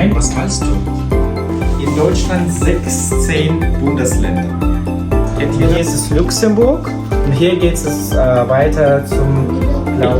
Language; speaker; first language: German; non-native, fluent; Kyrgyz